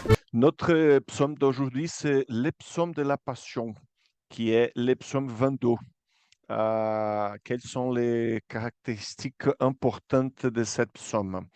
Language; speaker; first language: French; non-native, fluent; Portuguese